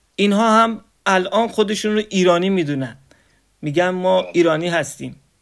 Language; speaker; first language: Persian; non-native, local second language; Azerbaijani